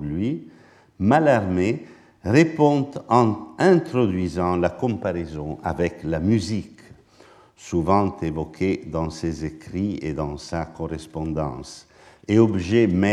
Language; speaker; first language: French; non-native, fluent; Italian